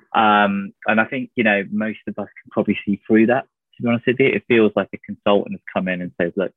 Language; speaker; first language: English; native; English